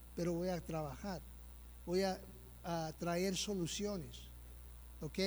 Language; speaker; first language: Spanish; early bilingual, heritage; Spanish